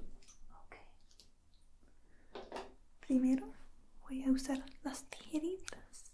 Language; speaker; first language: Spanish; non-native, learner; English